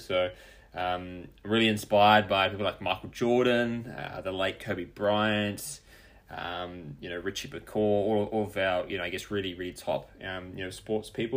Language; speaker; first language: English; native; English